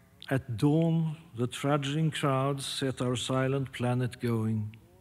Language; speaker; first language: English; non-native, fluent; Swedish